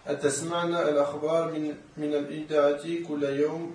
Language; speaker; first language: Arabic; non-native, learner; French